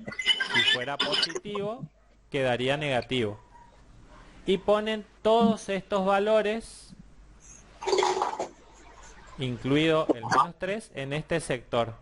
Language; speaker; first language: Spanish; native; Spanish